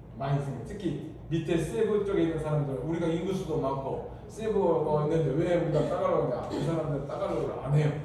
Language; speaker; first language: Korean; native; Korean